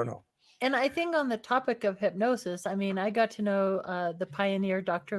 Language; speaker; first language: English; native; English